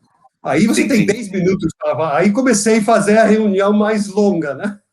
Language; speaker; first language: Portuguese; non-native, fluent; Dutch